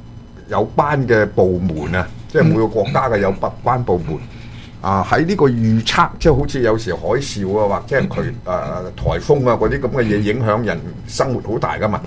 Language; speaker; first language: Chinese; native; Chinese